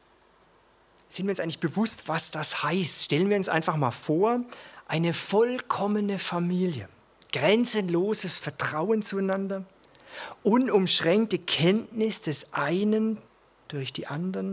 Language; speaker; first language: German; native; German